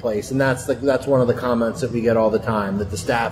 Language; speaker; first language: English; native; English